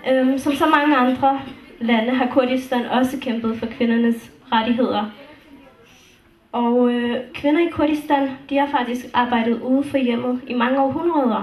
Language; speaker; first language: Danish; early bilingual, other home language; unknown